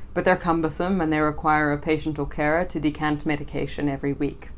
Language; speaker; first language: English; native; English